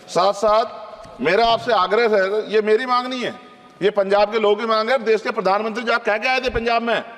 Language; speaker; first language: Hindi; native; Hindi